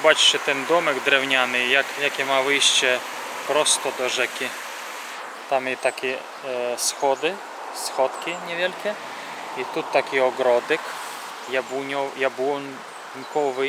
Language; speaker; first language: Polish; non-native, fluent; Russian